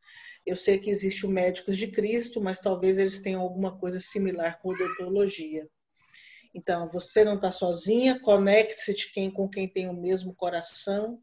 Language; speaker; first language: Portuguese; native; Portuguese